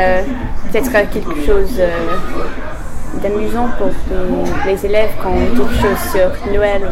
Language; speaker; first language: French; non-native, learner; English